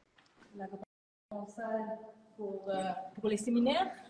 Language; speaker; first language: French; non-native, fluent; German